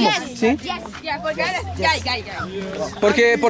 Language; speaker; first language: Spanish; non-native, learner; French